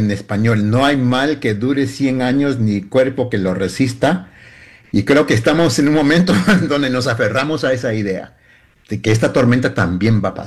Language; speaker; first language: Spanish; early bilingual, heritage; Spanish